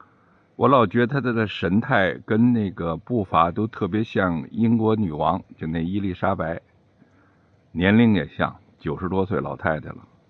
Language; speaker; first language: Chinese; native; Chinese